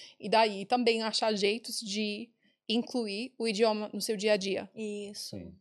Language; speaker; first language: Portuguese; non-native, fluent; English